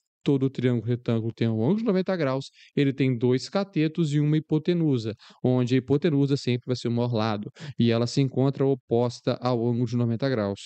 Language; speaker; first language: Portuguese; native; Portuguese